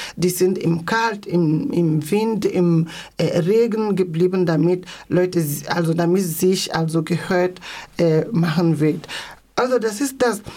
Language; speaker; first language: German; non-native, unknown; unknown